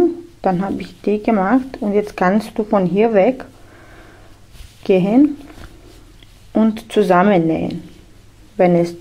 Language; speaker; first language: German; non-native, fluent; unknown